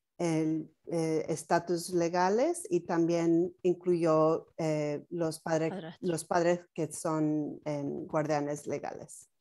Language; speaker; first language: Spanish; non-native, fluent; English